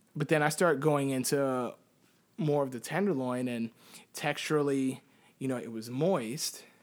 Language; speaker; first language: English; early bilingual, heritage; Spanish